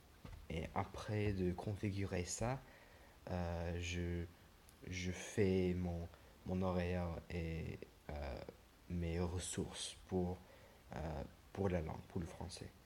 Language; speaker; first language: French; non-native, learner; English